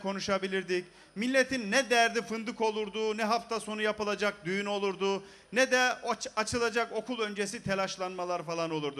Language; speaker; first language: Turkish; native; Turkish